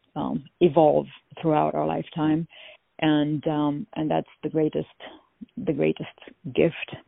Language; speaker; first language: English; non-native, fluent; French